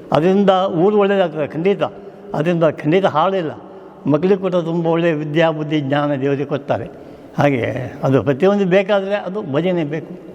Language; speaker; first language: Kannada; non-native, local second language; Konkani